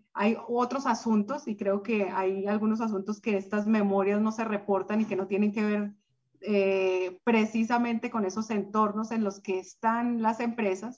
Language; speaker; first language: Spanish; native; Spanish